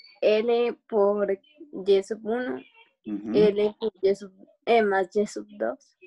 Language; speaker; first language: Spanish; native; Spanish